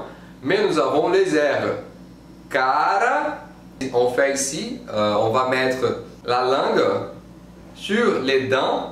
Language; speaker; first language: French; non-native, fluent; Portuguese